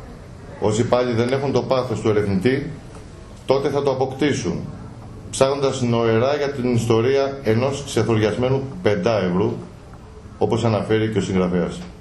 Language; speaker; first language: Greek; native; Greek